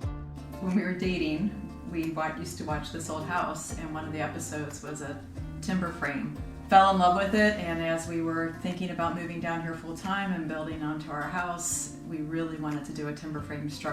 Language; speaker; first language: English; native; English